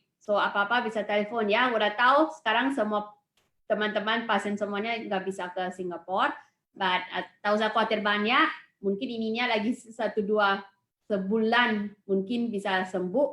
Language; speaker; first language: Indonesian; non-native, fluent; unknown